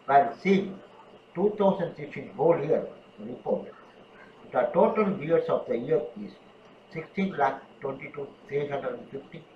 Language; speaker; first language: English; non-native, local second language; Tamil